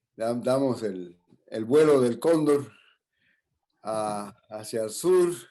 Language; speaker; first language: Spanish; non-native, fluent; English